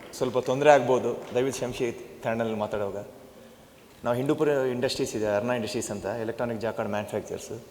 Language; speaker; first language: Kannada; non-native, local second language; Telugu